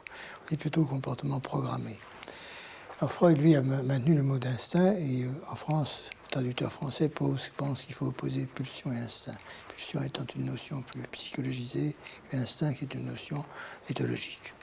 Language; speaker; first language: French; native; French